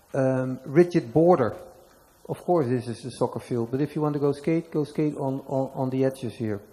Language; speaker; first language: English; non-native, fluent; Dutch